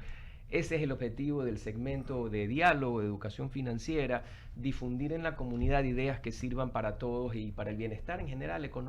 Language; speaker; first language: Spanish; native; Spanish